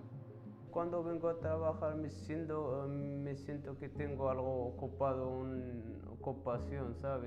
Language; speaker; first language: Spanish; non-native, learner; Arabic